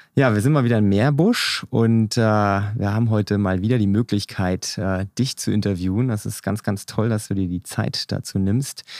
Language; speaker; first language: German; native; German